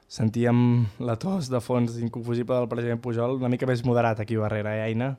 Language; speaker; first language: Catalan; native; Catalan